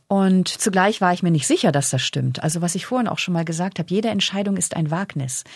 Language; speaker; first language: German; native; German